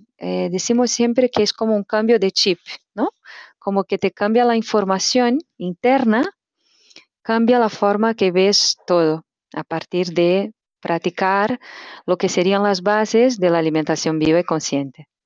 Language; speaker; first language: Spanish; non-native, fluent; Portuguese